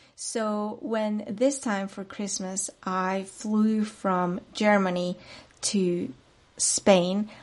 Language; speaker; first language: English; non-native, fluent; Spanish